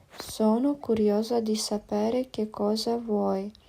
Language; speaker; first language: Italian; non-native, learner; Ukrainian